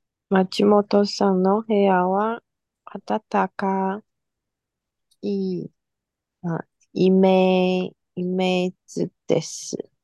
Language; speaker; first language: Japanese; non-native, learner; Chinese